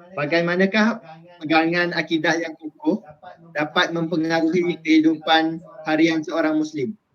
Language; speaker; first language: Malay; native; Malay